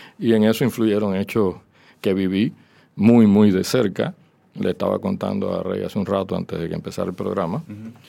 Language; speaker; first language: Spanish; native; Spanish